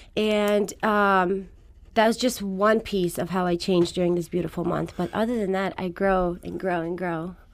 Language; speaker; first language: English; non-native, fluent; Persian